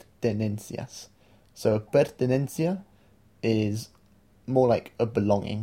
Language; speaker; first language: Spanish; non-native, fluent; English